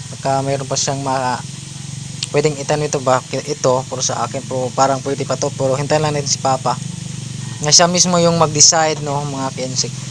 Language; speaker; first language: Filipino; non-native, local second language; Cebuano